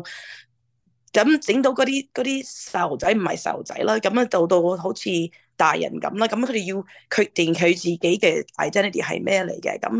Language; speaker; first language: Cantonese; early bilingual, heritage; English